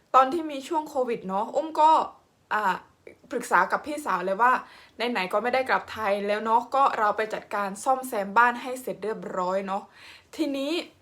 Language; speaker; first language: Thai; non-native, local second language; Khmer